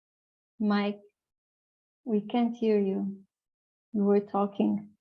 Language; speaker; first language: English; non-native, fluent; Portuguese